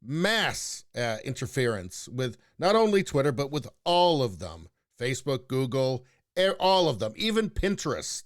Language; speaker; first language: English; native; English